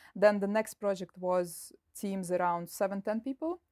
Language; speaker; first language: English; non-native, fluent; Russian